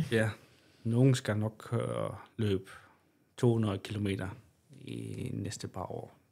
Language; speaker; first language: Danish; non-native, local second language; Kalaallisut